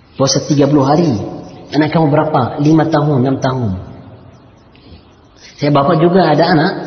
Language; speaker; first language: Indonesian; non-native, learner; Arabic